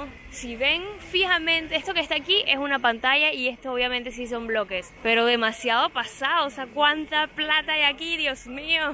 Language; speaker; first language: Spanish; native; Spanish